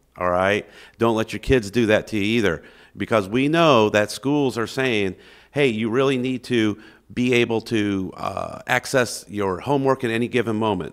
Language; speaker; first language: English; native; English